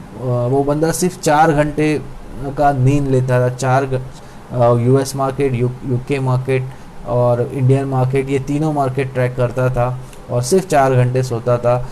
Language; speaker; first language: Hindi; non-native, local second language; Marathi